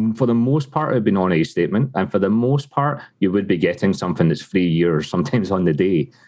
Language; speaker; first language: English; native; English